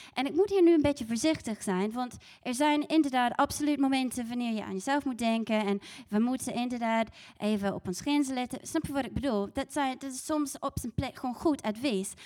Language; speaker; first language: Dutch; non-native, fluent; English